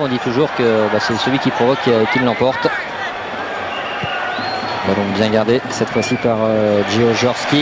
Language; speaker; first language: French; native; French